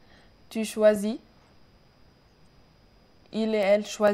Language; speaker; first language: French; non-native, learner; Arabic